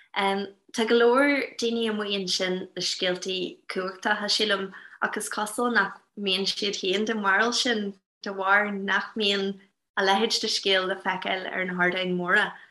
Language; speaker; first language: Irish; non-native, local second language; English